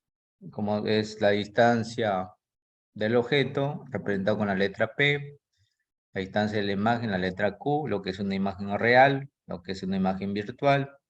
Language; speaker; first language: Spanish; native; Spanish